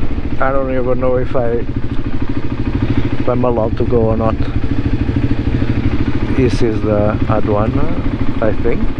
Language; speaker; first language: English; non-native, fluent; Portuguese